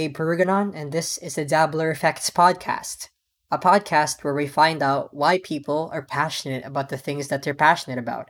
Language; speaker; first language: English; non-native, local second language; Filipino